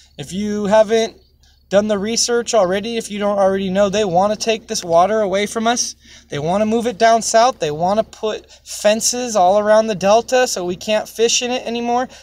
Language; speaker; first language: English; native; English